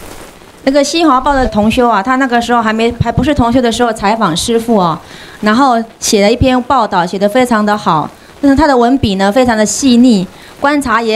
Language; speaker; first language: Chinese; native; Chinese